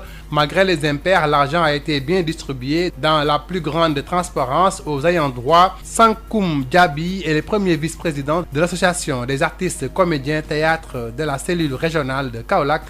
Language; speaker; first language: French; non-native, local second language; Wolof